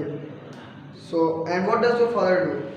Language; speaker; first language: English; non-native, fluent; Hindi